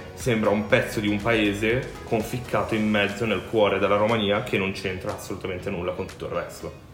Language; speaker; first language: Italian; early bilingual, other home language; Romanian